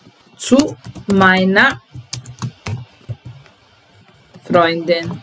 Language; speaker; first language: German; non-native, fluent; Italian